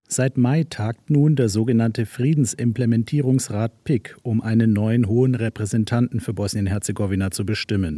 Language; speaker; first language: German; native; German